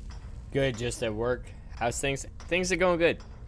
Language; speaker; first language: English; native; English